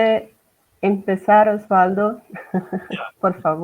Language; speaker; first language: Spanish; non-native, learner; Portuguese